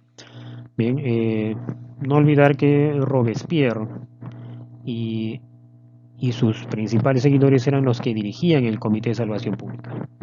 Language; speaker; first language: Spanish; native; Spanish